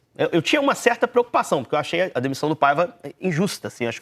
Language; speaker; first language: Portuguese; native; Portuguese